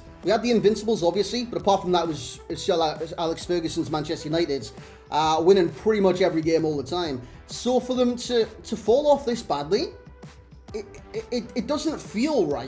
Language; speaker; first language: English; native; English